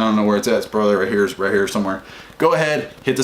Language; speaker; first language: English; native; English